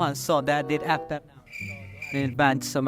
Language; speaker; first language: Swedish; non-native, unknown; Filipino